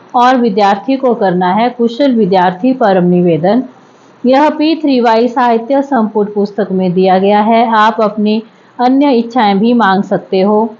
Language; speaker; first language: Hindi; native; Hindi